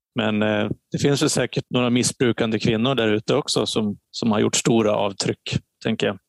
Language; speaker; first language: Swedish; native; Swedish